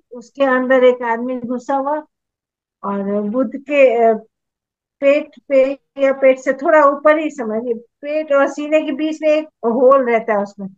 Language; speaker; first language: Hindi; native; Hindi